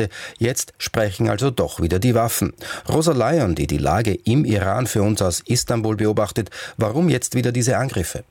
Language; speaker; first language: German; native; German